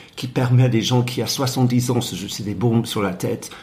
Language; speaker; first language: French; non-native, fluent; English